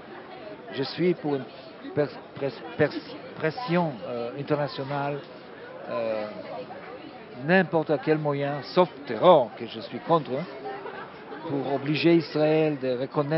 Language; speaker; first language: French; non-native, fluent; Hebrew